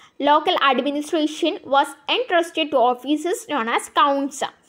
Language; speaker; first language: English; non-native, local second language; Malayalam